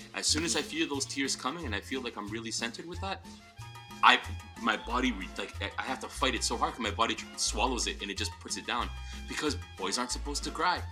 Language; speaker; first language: English; early bilingual, other home language; Spanish